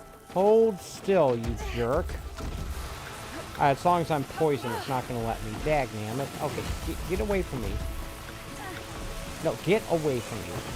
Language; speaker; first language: English; native; English